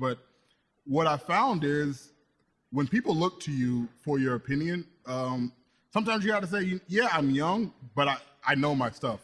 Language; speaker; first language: English; native; English